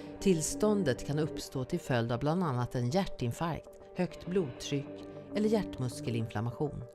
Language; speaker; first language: Swedish; native; Swedish